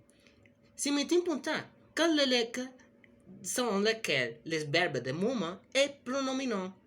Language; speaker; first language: French; non-native, learner; Spanish